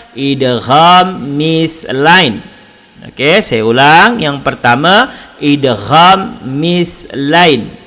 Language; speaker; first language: Malay; native; Malay